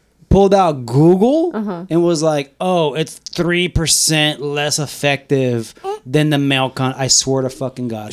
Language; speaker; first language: English; early bilingual, other home language; Spanish